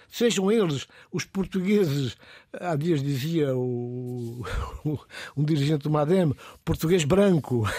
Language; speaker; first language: Portuguese; non-native, local second language; Upper Guinea Crioulo